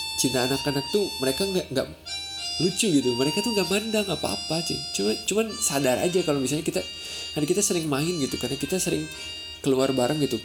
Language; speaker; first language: Indonesian; non-native, local second language; Sundanese